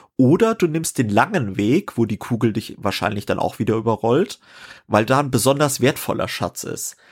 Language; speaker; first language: German; native; German